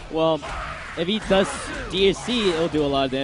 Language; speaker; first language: English; native; English